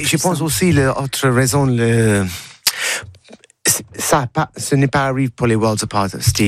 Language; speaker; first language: French; non-native, learner; English